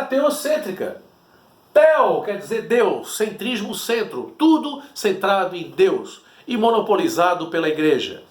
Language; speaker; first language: Portuguese; native; Portuguese